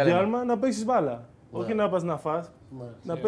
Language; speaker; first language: Greek; non-native, fluent; Spanish